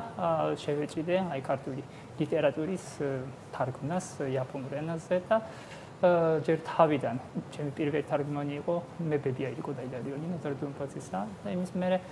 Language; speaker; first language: Georgian; non-native, fluent; Japanese